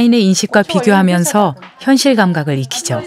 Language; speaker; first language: Korean; native; Korean